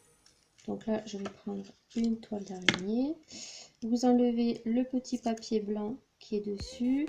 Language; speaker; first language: French; native; French